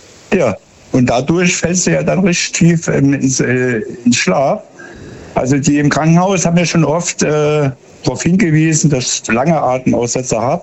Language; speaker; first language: German; native; German